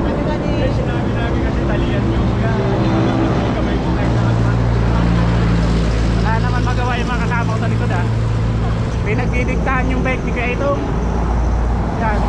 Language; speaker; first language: Filipino; non-native, local second language; Bikol